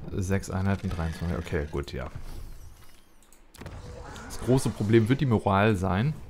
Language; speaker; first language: German; native; German